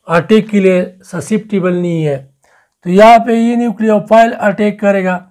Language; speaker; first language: Urdu; non-native, local second language; Pashto